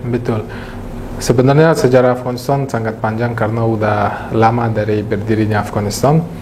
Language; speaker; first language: Indonesian; non-native, fluent; Persian